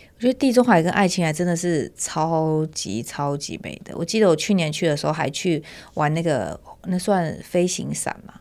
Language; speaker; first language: Chinese; native; Chinese